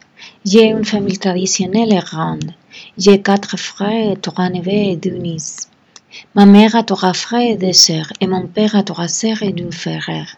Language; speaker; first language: French; non-native, learner; Spanish